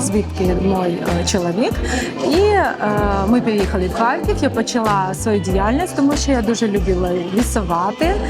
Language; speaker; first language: Ukrainian; non-native, local second language; Russian